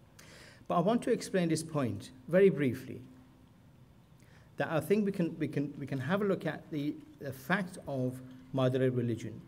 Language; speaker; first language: English; non-native, fluent; Persian